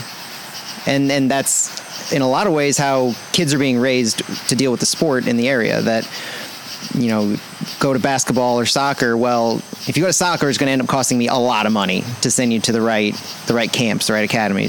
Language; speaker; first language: English; native; English